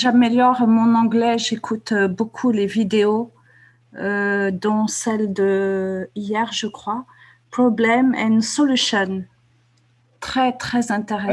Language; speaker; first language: French; non-native, local second language; Kabyle